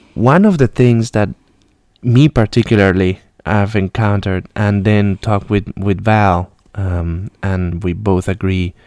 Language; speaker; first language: English; non-native, fluent; Spanish